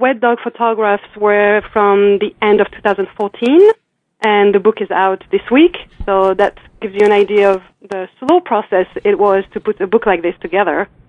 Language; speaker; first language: English; non-native, fluent; French